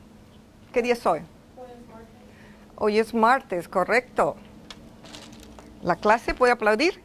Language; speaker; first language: Spanish; non-native, fluent; English